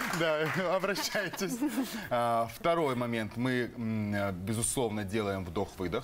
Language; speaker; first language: Russian; native; Russian